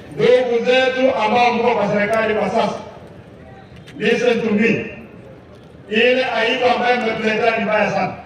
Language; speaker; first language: Swahili; non-native, local second language; Luyia